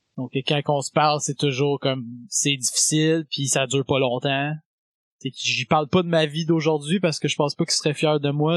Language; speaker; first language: French; native; French